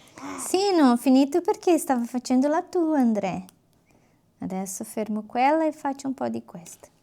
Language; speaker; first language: Italian; non-native, learner; Portuguese